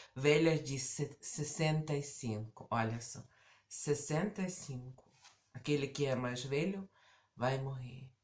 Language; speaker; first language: Portuguese; native; Portuguese